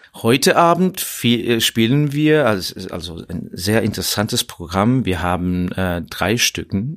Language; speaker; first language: German; non-native, fluent; Estonian